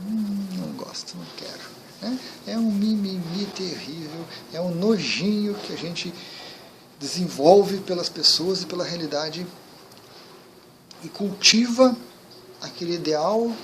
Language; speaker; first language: Portuguese; native; Portuguese